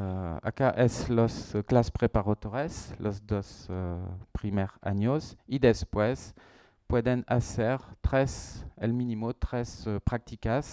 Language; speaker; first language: Spanish; non-native, learner; French